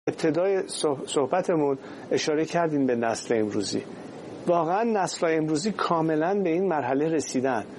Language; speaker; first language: Persian; native; Persian